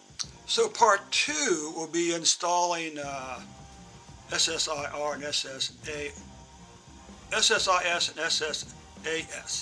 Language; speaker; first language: English; native; English